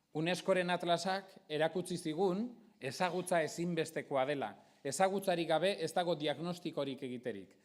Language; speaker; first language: Basque; non-native, local second language; Spanish